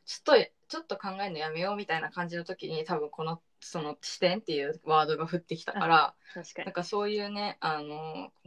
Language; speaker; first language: Japanese; early bilingual, heritage; Japanese